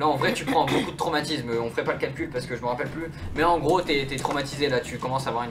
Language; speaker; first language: French; native; French